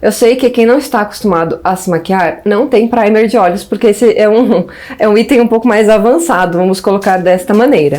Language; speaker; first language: Portuguese; native; Portuguese